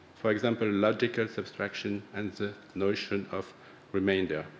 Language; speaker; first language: English; non-native, fluent; French